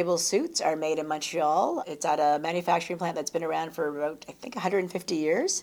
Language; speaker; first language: English; native; English